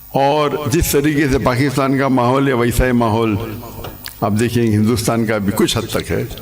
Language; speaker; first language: Urdu; non-native, local second language; English